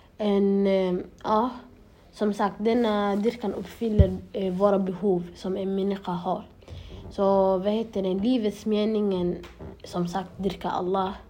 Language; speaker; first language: Swedish; early bilingual, other home language; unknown